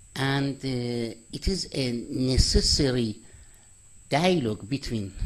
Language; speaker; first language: English; non-native, fluent; Persian